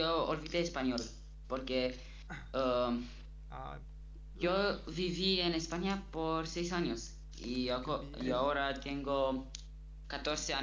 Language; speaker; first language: Spanish; early bilingual, other home language; Romanian